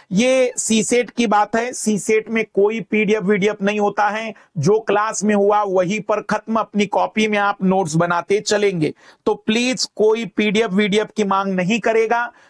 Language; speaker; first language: Hindi; native; Hindi